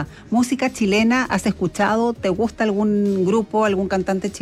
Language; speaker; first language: Spanish; native; Spanish